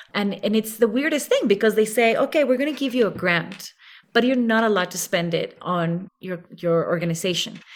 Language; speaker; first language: English; non-native, fluent; Spanish